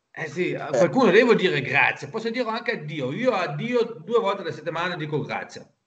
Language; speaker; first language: Italian; non-native, local second language; German